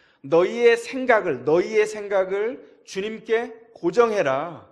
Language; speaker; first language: Korean; native; Korean